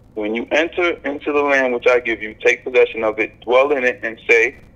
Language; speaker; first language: English; native; English